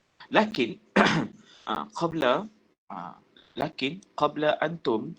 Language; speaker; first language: Arabic; non-native, fluent; Malay